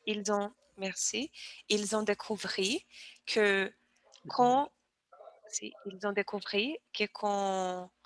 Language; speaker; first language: French; non-native, learner; Portuguese